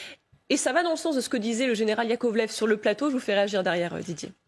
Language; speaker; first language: French; native; French